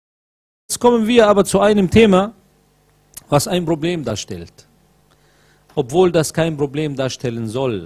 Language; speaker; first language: German; non-native, fluent; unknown